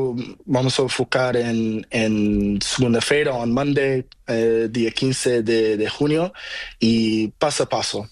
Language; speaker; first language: Spanish; non-native, learner; Portuguese